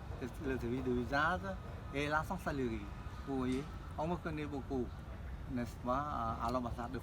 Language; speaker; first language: French; non-native, fluent; Khmer